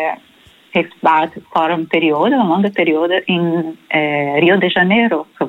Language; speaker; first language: Dutch; non-native, fluent; Portuguese